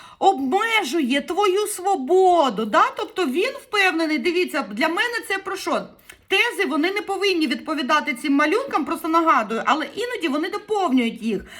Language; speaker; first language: Ukrainian; native; Ukrainian